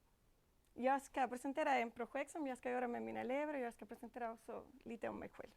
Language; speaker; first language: Swedish; non-native, fluent; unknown